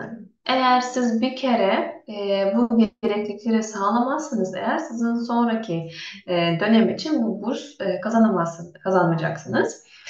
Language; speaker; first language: Turkish; non-native, fluent; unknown